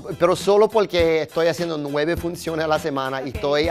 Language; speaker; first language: Spanish; early bilingual, heritage; Spanish